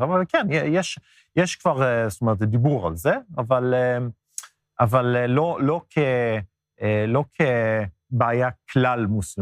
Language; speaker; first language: Hebrew; non-native, fluent; Swedish